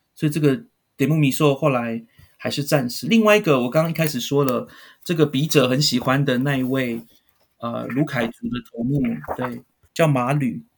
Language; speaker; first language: Chinese; native; Chinese